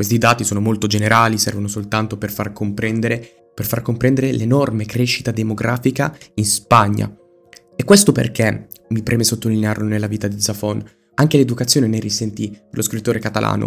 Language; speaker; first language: Italian; native; Italian